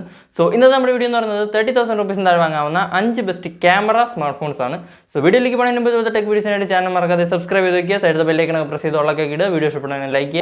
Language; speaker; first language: Malayalam; native; Malayalam